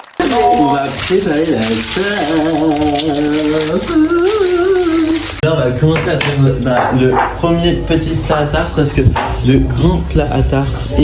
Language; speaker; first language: French; native; French